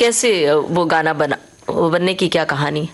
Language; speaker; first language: Hindi; native; Hindi